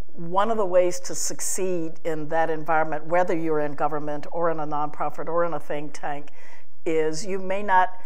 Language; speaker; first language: English; native; English